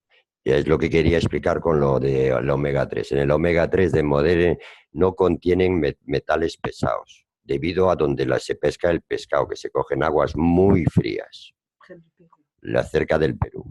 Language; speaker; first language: Spanish; native; Spanish